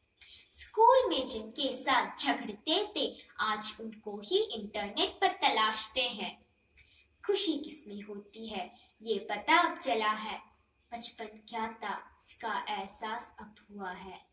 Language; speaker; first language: Hindi; non-native, local second language; Malayalam